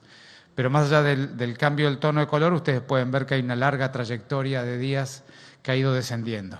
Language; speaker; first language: Spanish; native; Spanish